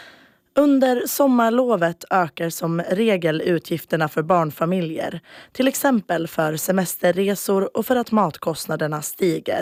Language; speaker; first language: Swedish; native; Swedish